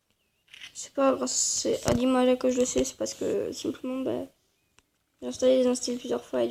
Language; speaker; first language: French; native; French